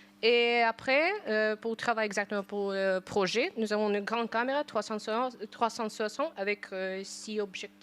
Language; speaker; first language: French; non-native, learner; Ukrainian